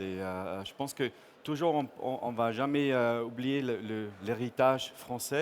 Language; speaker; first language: French; non-native, fluent; English